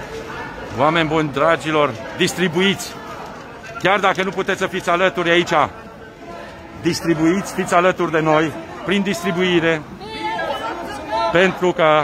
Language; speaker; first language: Romanian; native; Romanian